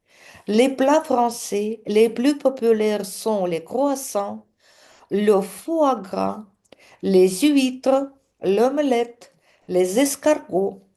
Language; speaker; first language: French; non-native, fluent; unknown